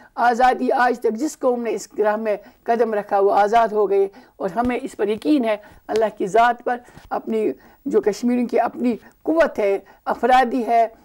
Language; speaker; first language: Urdu; non-native, local second language; Kashmiri